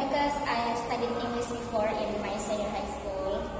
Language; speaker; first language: English; non-native, learner; Indonesian